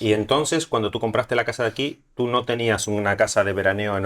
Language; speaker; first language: Spanish; native; Spanish